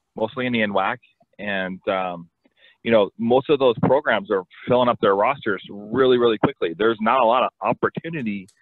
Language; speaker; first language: English; native; English